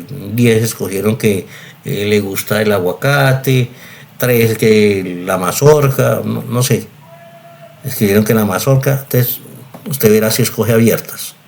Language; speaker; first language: Spanish; native; Spanish